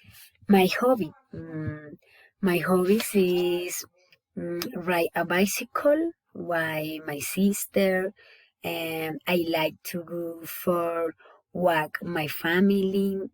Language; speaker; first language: English; non-native, learner; Spanish